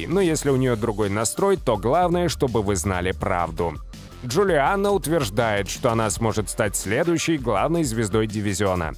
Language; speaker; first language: Russian; native; Russian